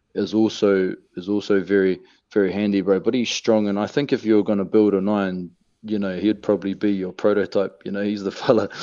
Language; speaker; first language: English; native; English